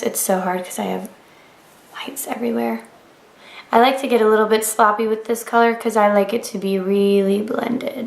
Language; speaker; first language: English; native; English